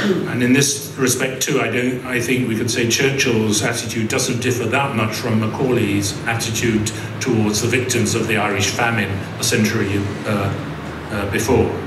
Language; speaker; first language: English; native; English